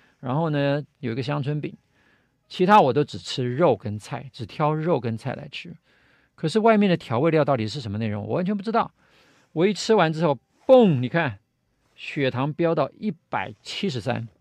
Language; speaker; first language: Chinese; native; Chinese